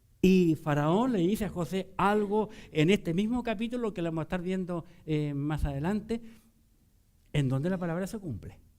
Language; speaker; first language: Spanish; native; Spanish